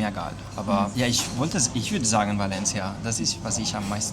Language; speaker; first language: German; non-native, fluent; Catalan